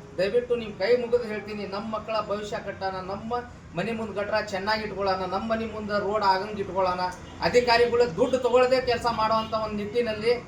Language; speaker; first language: Kannada; non-native, local second language; Lambadi